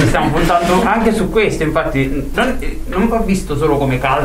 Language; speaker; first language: Italian; native; Italian